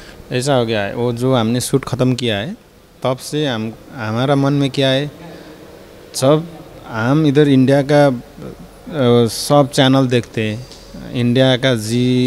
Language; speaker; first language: Hindi; non-native, learner; Nepali